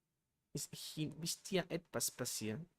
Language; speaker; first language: German; non-native, learner; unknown